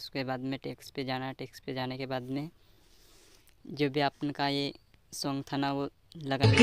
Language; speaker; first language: Hindi; native; Hindi